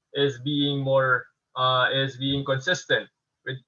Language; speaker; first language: English; non-native, local second language; Filipino